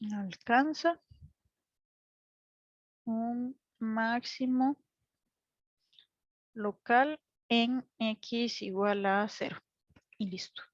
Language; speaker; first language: Spanish; native; Spanish